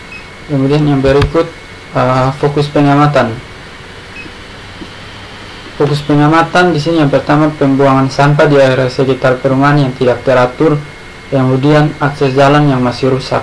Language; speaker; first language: Indonesian; native; Indonesian